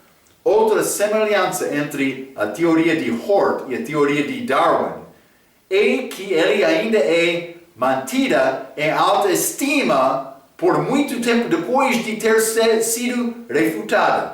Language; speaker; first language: Portuguese; non-native, fluent; English